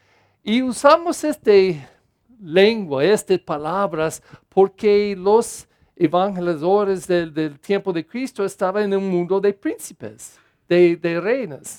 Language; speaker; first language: Spanish; non-native, fluent; English